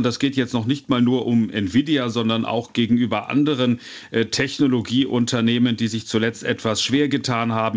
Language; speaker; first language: German; native; German